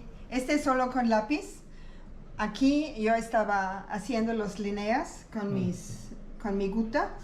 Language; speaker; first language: Spanish; non-native, learner; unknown